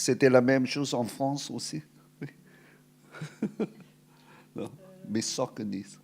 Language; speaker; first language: French; non-native, fluent; Cantonese